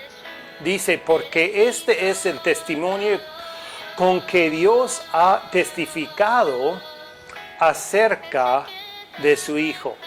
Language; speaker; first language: Spanish; non-native, fluent; English